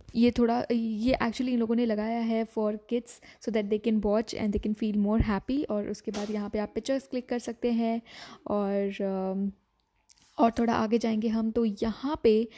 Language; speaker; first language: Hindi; native; Hindi